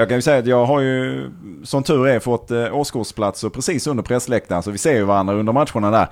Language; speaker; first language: Swedish; native; Swedish